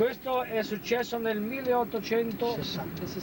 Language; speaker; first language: Italian; non-native, learner; Portuguese